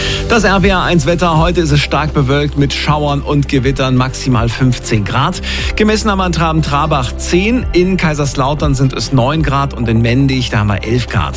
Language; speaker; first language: German; native; German